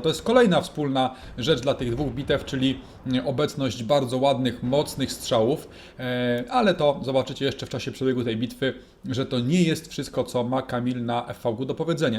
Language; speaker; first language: Polish; native; Polish